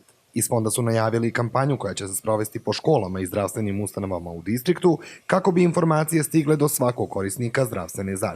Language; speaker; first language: Bosnian; native; Bosnian